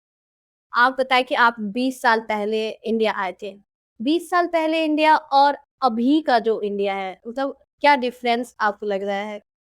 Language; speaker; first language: Hindi; native; Hindi